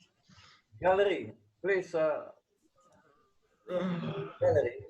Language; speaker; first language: English; non-native, learner; Indonesian